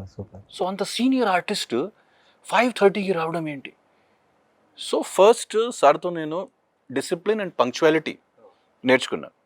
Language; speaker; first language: Telugu; non-native, local second language; Hindi